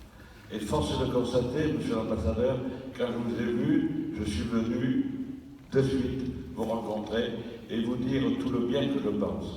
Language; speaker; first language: French; native; French